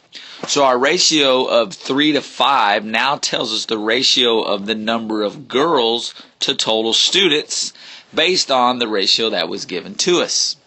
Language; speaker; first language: English; native; English